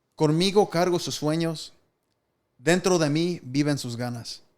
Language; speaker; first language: Spanish; early bilingual, other home language; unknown